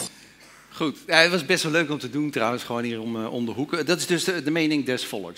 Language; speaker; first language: Dutch; native; Dutch